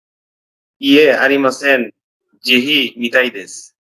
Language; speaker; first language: Japanese; non-native, learner; Bangla